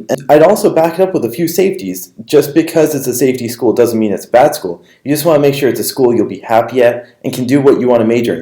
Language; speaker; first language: English; native; English